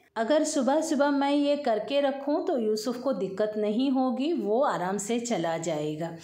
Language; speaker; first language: Hindi; native; Hindi